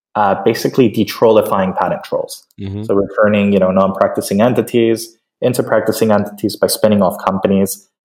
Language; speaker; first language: English; early bilingual, other home language; Spanish